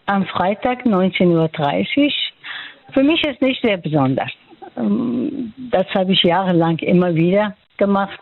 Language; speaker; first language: German; non-native, fluent; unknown